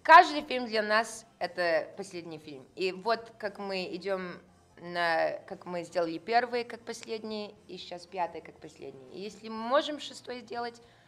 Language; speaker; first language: Russian; non-native, learner; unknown